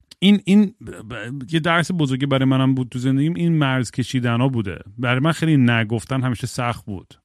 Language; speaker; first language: Persian; native; Persian